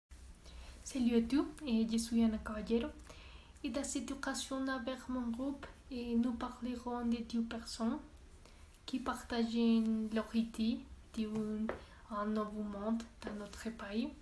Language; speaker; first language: French; non-native, learner; Spanish